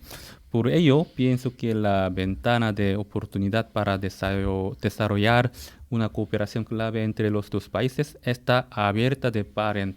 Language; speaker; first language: Spanish; non-native, fluent; Korean